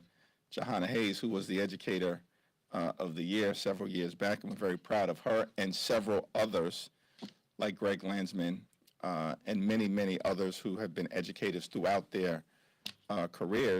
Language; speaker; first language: English; native; English